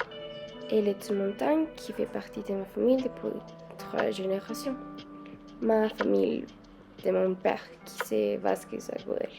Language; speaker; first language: French; non-native, learner; Spanish